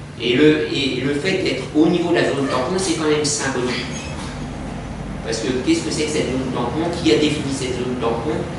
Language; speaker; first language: French; native; French